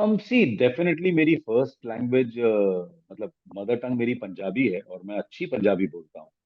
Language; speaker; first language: Hindi; non-native, local second language; Punjabi